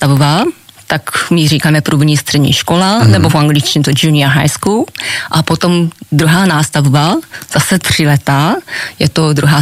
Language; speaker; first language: Czech; non-native, fluent; Japanese